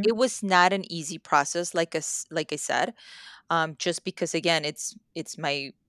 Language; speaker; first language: English; non-native, fluent; Spanish